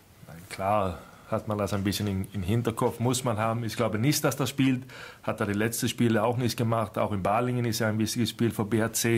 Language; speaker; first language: German; non-native, fluent; Swedish